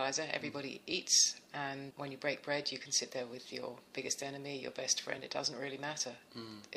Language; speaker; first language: English; native; English